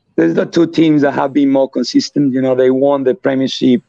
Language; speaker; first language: English; non-native, fluent; Spanish